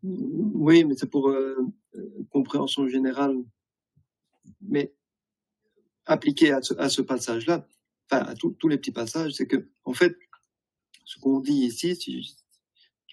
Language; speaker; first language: French; native; French